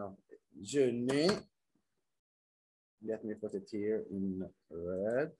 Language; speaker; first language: English; non-native, fluent; Arabic